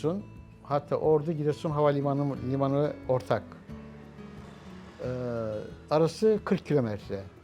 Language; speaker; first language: Turkish; native; Turkish